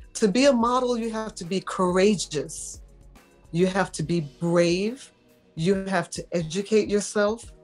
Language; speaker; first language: English; native; English